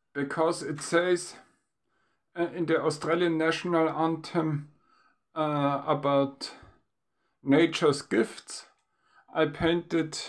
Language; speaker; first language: English; non-native, fluent; German